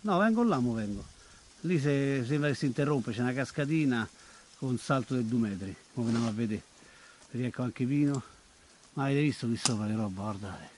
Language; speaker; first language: Italian; native; Italian